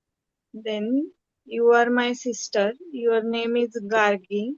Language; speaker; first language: English; non-native, learner; Marathi